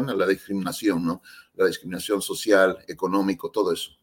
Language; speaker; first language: Spanish; early bilingual, heritage; Spanish